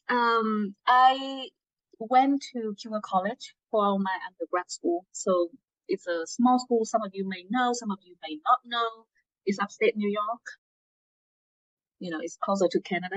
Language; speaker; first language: English; non-native, fluent; Vietnamese